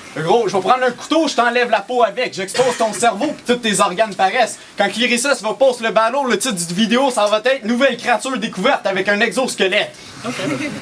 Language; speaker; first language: French; native; French